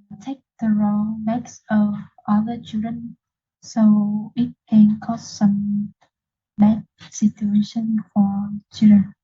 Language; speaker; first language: English; non-native, learner; Vietnamese